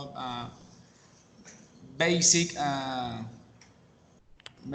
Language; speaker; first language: English; non-native, learner; Spanish